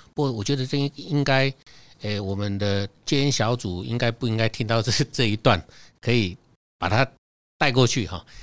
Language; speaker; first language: Chinese; native; Chinese